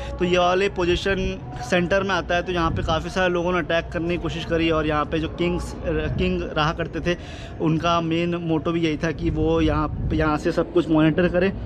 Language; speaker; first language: Hindi; native; Hindi